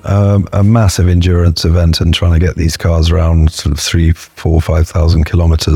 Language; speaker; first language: English; native; English